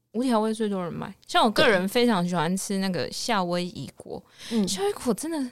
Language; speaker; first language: Chinese; native; Chinese